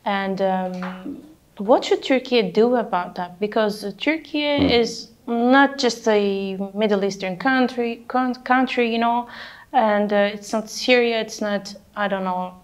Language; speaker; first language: English; non-native, fluent; Turkish